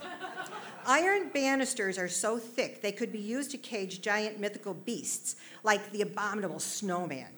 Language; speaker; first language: English; native; English